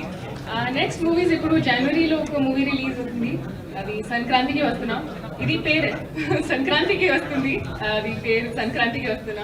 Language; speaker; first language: Telugu; non-native, learner; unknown